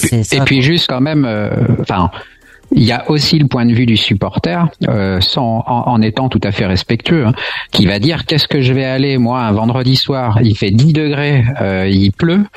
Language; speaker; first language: French; native; French